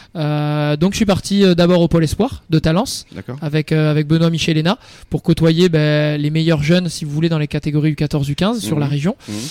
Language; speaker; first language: French; native; French